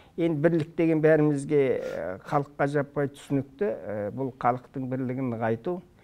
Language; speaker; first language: Kazakh; early bilingual, heritage; Kazakh